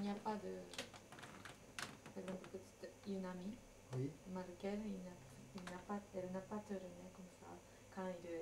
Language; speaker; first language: French; non-native, learner; Japanese